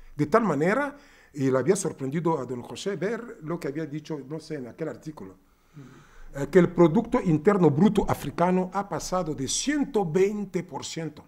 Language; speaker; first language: Spanish; non-native, fluent; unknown